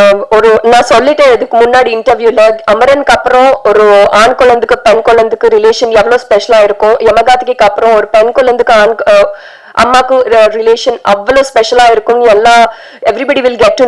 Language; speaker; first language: Tamil; non-native, learner; Telugu